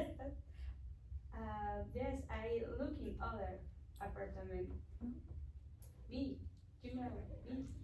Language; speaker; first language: English; non-native, learner; Spanish